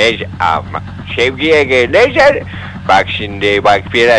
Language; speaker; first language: Turkish; native; Turkish